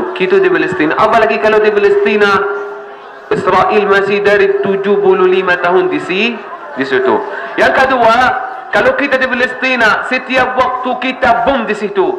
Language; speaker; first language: Indonesian; non-native, learner; Arabic